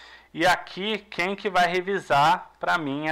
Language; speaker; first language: Portuguese; native; Portuguese